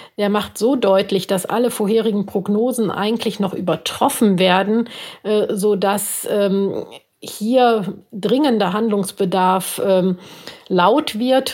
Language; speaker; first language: German; native; German